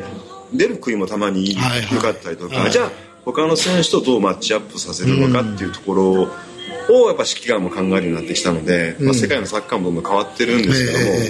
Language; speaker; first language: Japanese; native; Japanese